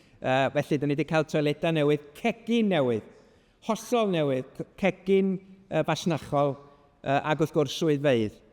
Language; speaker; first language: Welsh; native; Welsh